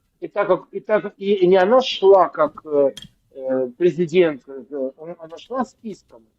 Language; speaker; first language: Russian; native; Russian